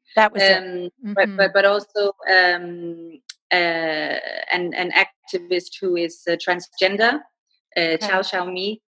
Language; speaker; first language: English; non-native, fluent; Danish